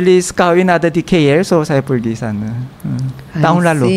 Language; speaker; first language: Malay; non-native, learner; Korean